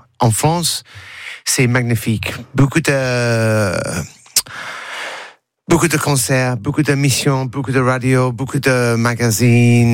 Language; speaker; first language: French; non-native, learner; English